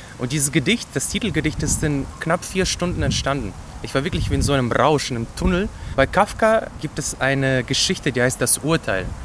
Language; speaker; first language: German; non-native, fluent; Russian